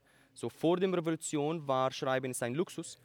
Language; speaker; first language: German; non-native, learner; Arabic